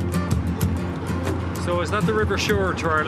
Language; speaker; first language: English; native; English